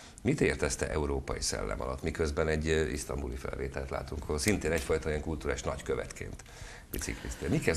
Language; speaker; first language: Hungarian; native; Hungarian